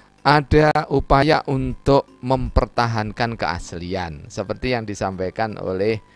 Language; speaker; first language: Indonesian; native; Indonesian